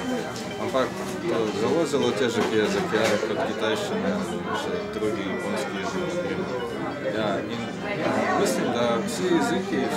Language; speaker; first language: Slovenian; non-native, learner; Russian